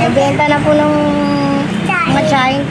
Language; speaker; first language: Filipino; native; Filipino